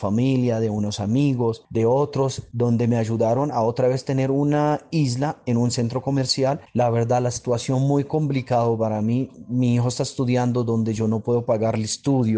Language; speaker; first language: Spanish; non-native, fluent; Arabic